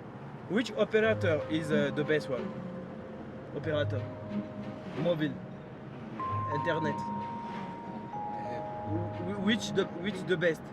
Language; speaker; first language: English; non-native, learner; French